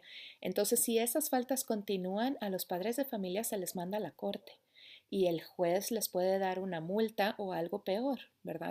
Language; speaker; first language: Spanish; native; Spanish